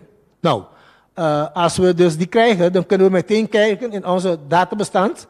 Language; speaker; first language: Dutch; non-native, local second language; Papiamento